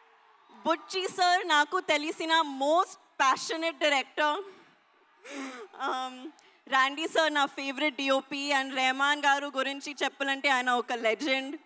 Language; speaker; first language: Telugu; non-native, learner; Hindi